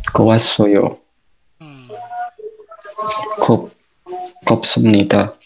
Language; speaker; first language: Korean; non-native, learner; Indonesian